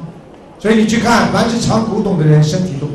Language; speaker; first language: Chinese; native; Chinese